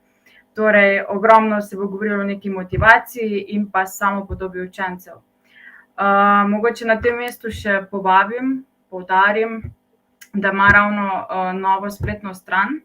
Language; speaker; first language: Slovenian; native; Slovenian